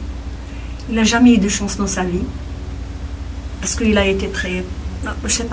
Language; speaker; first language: French; non-native, local second language; Kabyle